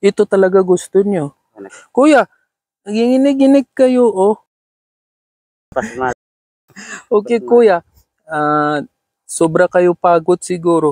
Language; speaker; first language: Filipino; non-native, learner; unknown